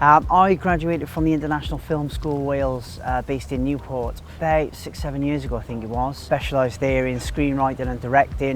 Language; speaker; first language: English; native; English